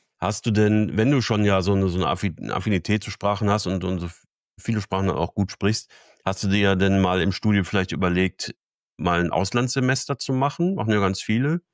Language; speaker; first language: German; native; German